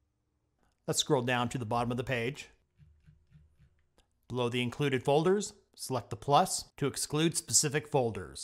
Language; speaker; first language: English; native; English